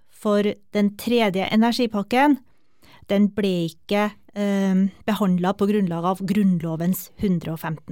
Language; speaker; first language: Norwegian; native; Norwegian